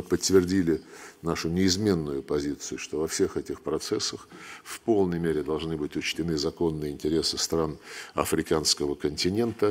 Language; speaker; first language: Russian; native; Russian